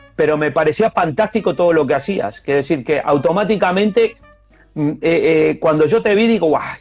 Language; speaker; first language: Spanish; native; Spanish